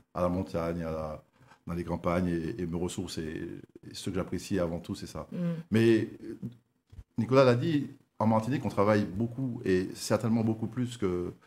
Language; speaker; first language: French; native; French